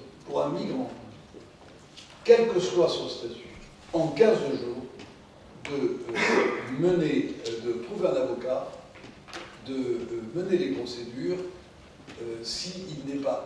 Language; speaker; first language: French; native; French